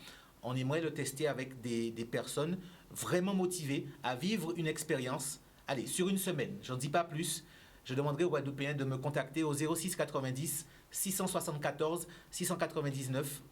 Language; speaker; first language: French; native; French